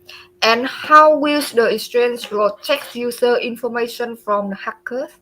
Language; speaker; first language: English; non-native, learner; Vietnamese